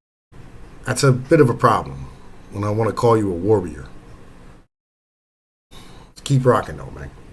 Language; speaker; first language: English; native; English